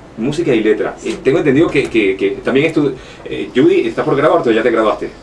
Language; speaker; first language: Spanish; native; Spanish